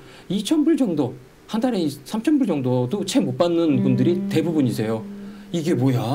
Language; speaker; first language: Korean; native; Korean